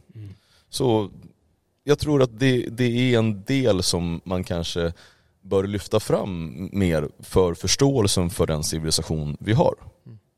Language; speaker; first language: Swedish; native; Swedish